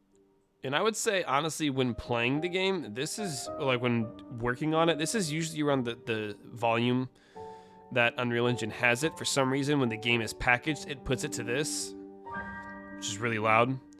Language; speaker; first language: English; native; English